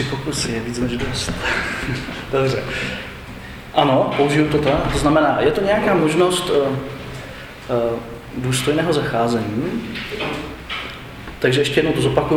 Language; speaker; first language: Czech; native; Czech